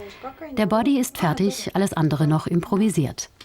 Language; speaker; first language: German; native; German